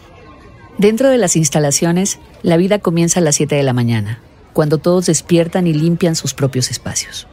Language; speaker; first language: Spanish; native; Spanish